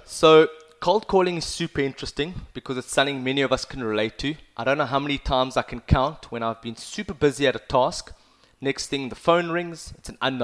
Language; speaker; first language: English; native; English